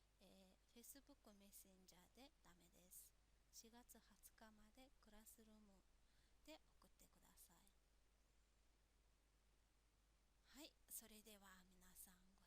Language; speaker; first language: Japanese; non-native, fluent; Mongolian